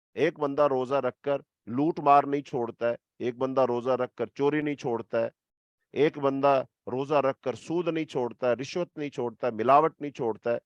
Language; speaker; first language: Urdu; native; Urdu